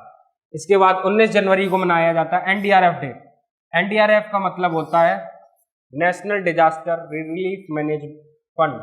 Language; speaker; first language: Hindi; native; Hindi